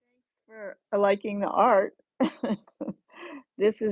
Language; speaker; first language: English; native; English